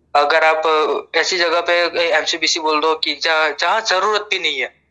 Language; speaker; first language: Hindi; non-native, local second language; Gujarati